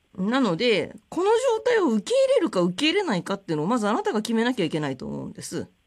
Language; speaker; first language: Japanese; native; Japanese